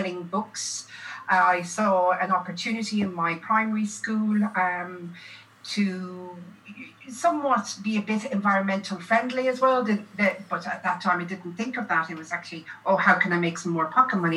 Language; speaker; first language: English; native; English